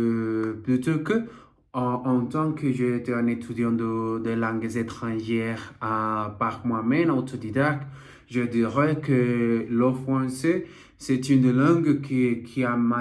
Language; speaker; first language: French; non-native, learner; Portuguese